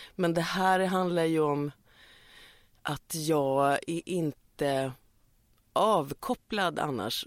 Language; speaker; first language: Swedish; native; Swedish